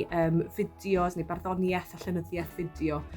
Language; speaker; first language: Welsh; native; Welsh